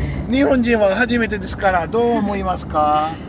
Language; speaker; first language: Japanese; non-native, fluent; Urdu